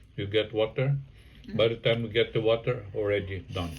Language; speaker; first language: English; non-native, learner; Japanese